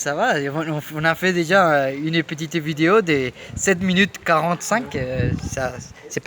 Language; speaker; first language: French; non-native, fluent; Spanish